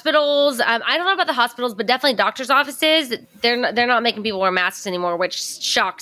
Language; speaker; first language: English; native; English